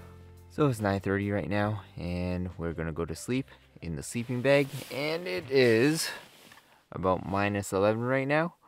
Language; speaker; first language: English; native; English